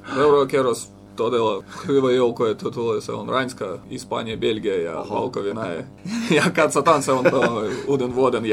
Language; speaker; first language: Finnish; non-native, learner; Russian